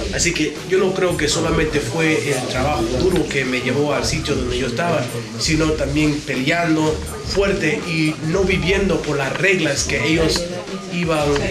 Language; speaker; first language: Spanish; early bilingual, heritage; Spanish